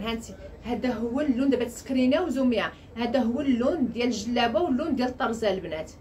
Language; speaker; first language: Arabic; native; Arabic